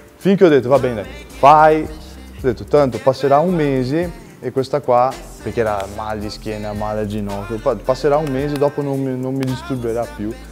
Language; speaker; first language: Italian; non-native, fluent; Portuguese